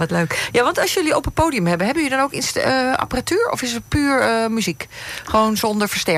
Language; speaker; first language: Dutch; native; Dutch